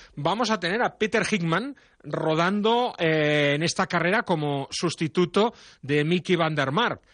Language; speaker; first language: Spanish; non-native, local second language; Catalan